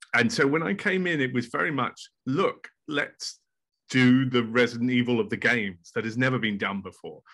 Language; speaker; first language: English; native; English